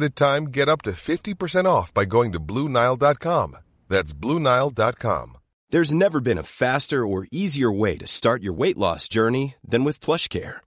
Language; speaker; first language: French; native; French